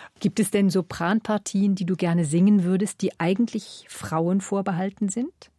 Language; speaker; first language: German; native; German